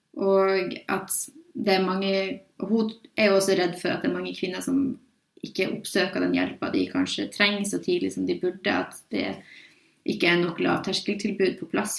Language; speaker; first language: Norwegian; native; Norwegian